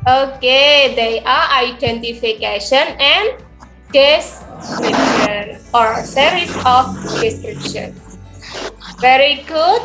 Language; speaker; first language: English; non-native, learner; Indonesian